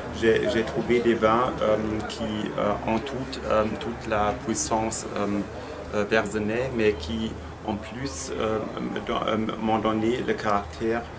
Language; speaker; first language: French; non-native, fluent; German